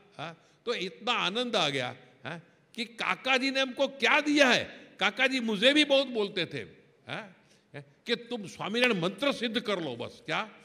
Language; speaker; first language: Hindi; non-native, local second language; Gujarati